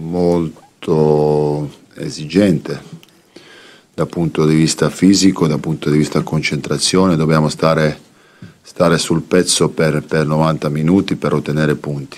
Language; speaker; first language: Italian; non-native, fluent; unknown